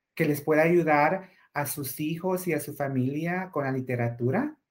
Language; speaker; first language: Spanish; native; Spanish